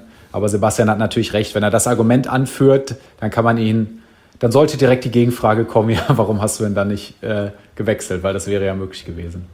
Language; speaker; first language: German; native; German